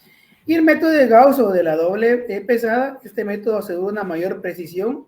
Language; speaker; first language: Spanish; native; Spanish